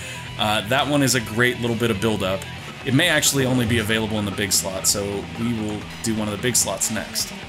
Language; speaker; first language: English; native; English